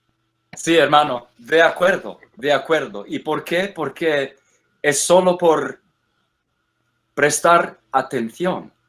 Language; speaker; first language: Spanish; non-native, fluent; English